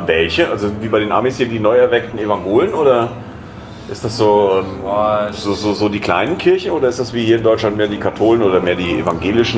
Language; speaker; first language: German; native; German